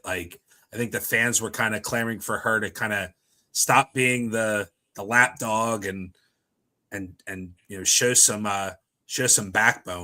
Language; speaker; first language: English; native; English